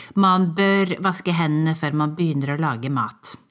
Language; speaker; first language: Norwegian; native; Norwegian